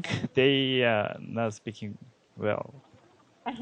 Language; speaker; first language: English; non-native, learner; Korean